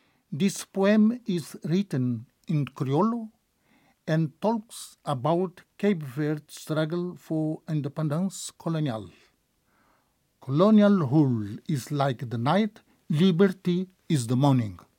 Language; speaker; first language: English; non-native, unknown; Kabuverdianu